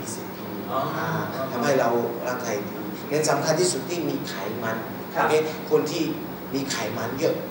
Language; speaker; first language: Thai; non-native, learner; Chinese